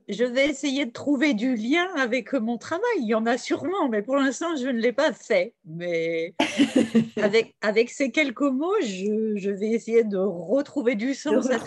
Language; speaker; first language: French; native; French